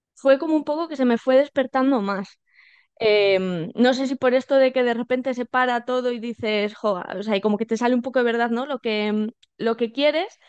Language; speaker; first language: Spanish; native; Spanish